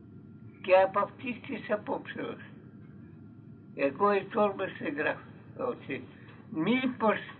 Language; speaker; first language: Greek; non-native, fluent; Russian